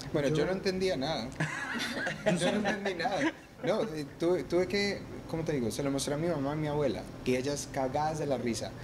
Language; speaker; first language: Spanish; early bilingual, heritage; Spanish